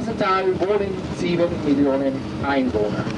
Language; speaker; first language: German; non-native, learner; Spanish